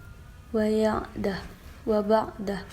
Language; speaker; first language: Arabic; non-native, learner; Indonesian